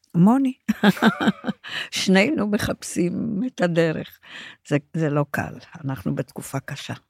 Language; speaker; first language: Hebrew; non-native, fluent; Romanian